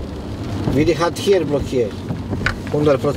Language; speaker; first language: German; non-native, learner; Romanian